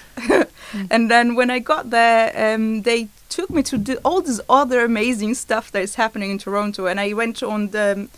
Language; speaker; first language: English; non-native, fluent; Portuguese